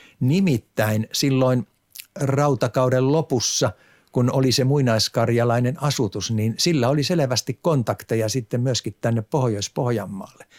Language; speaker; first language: Finnish; native; Finnish